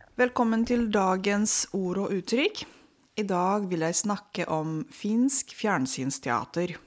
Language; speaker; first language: Norwegian; non-native, fluent; Romanian